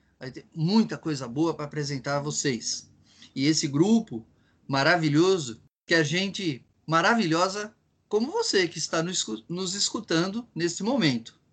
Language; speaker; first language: Portuguese; native; Portuguese